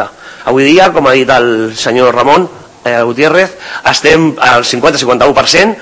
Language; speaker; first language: Catalan; native; Catalan